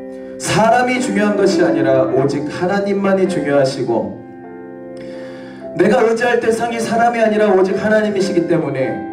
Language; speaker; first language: Korean; native; Korean